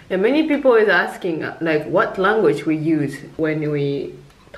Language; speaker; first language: English; non-native, local second language; Japanese